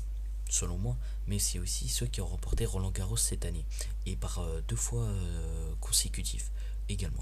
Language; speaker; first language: French; native; French